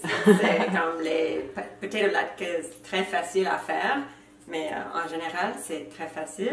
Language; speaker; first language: French; non-native, fluent; English